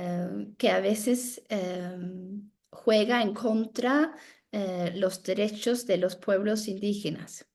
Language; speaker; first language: Spanish; non-native, fluent; Norwegian